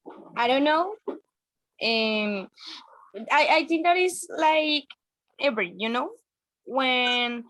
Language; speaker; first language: English; non-native, learner; Spanish